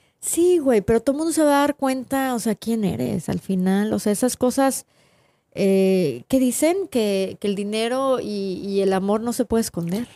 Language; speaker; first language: Spanish; native; Spanish